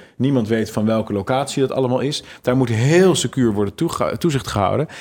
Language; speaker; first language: Dutch; native; Dutch